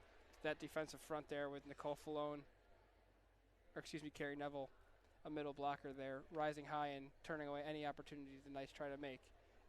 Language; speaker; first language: English; native; English